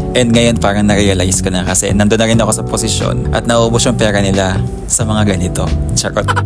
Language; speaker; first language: Filipino; native; Filipino